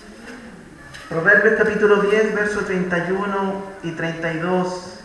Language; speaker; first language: Spanish; native; Spanish